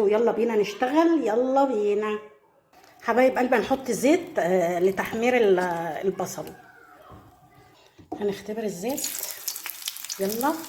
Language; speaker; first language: Arabic; native; Arabic